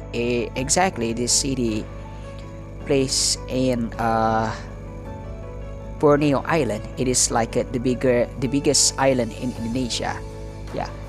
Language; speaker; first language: English; non-native, learner; Indonesian